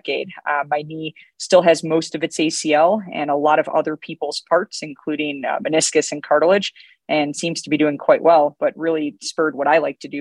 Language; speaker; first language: English; native; English